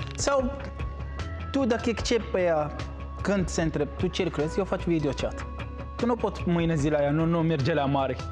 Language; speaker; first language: Romanian; non-native, learner; Arabic